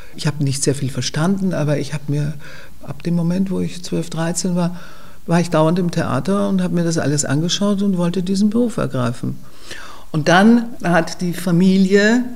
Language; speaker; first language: German; native; German